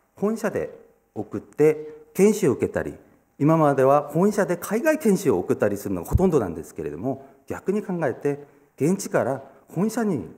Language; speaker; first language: Japanese; non-native, fluent; Korean